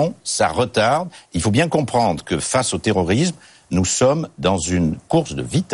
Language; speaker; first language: French; native; French